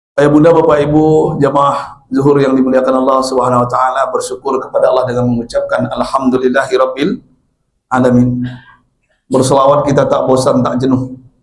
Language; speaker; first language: Indonesian; non-native, local second language; Minangkabau